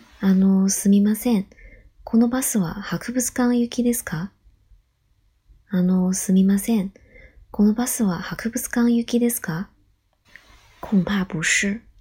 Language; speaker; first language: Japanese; non-native, fluent; Chinese